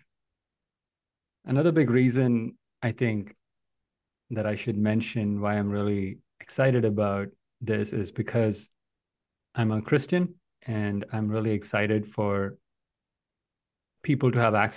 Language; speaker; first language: English; non-native, local second language; Malayalam